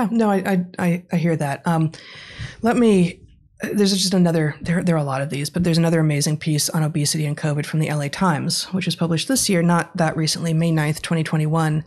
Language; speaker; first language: English; native; English